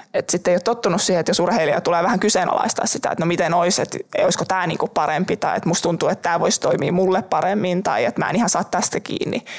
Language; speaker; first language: Finnish; native; Finnish